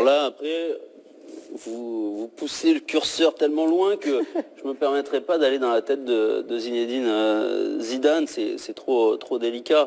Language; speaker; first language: French; native; French